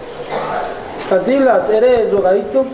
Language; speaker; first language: Spanish; native; Spanish